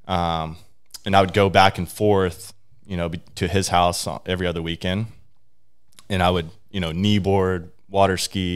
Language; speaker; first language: English; native; English